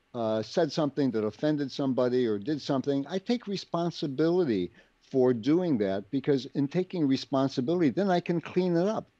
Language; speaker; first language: English; native; English